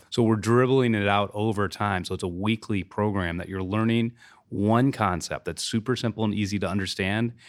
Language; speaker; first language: English; native; English